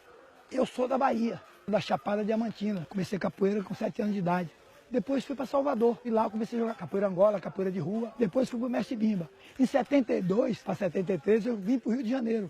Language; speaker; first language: Portuguese; native; Portuguese